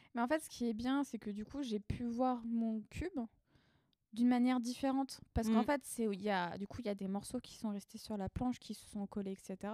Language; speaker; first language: French; native; French